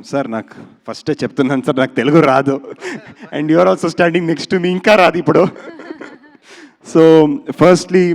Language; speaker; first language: Telugu; non-native, learner; Kannada